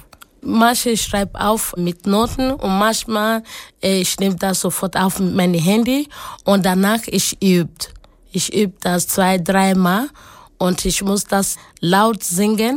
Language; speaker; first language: German; non-native, learner; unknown